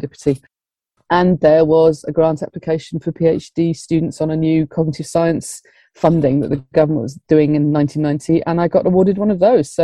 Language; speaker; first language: English; native; English